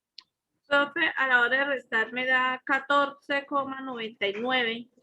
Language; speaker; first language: Spanish; native; Spanish